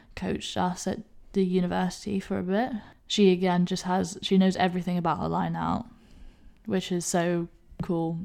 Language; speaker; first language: English; native; English